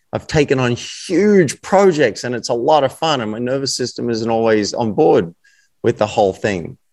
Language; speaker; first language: English; native; English